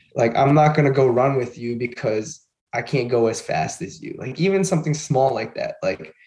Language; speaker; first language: English; native; English